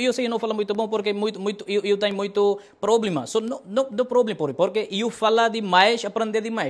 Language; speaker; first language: Portuguese; non-native, learner; Punjabi